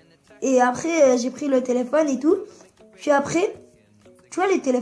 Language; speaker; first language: French; early bilingual, other home language; Turkish